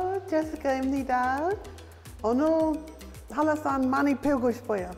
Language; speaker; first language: Korean; non-native, learner; English